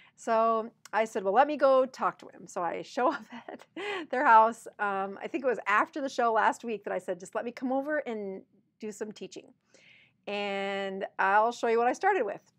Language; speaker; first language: English; native; English